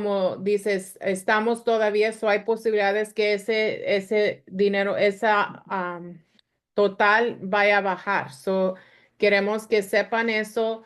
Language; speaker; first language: Spanish; early bilingual, other home language; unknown